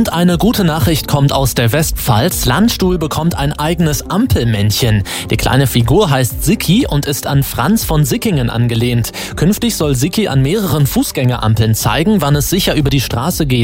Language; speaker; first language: German; native; German